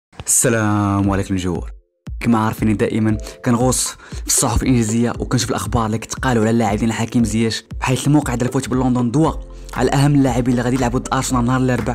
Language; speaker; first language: Arabic; native; Arabic